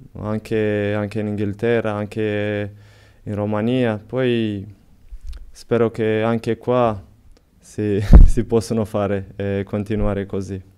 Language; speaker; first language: Italian; non-native, fluent; Romanian